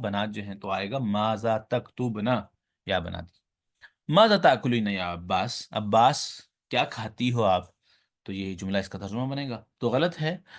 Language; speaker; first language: Urdu; native; Urdu